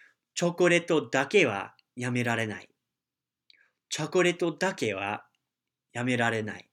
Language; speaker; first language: Japanese; non-native, learner; English